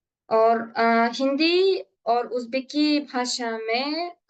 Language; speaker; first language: Hindi; non-native, learner; Uzbek